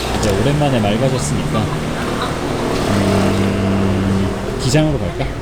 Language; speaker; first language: Korean; native; Korean